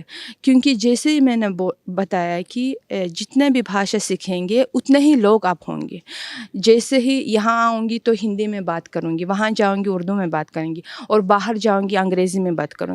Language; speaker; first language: Hindi; non-native, fluent; Uzbek